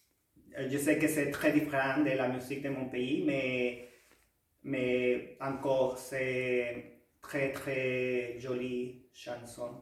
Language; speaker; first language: French; non-native, learner; Spanish